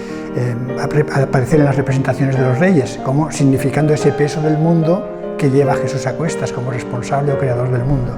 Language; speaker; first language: Spanish; native; Spanish